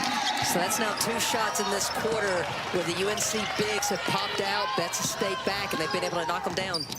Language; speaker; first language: English; native; English